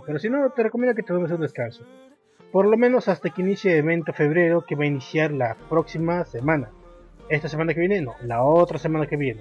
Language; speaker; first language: Spanish; native; Spanish